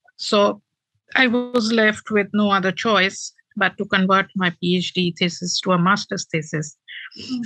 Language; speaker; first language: English; non-native, local second language; Bangla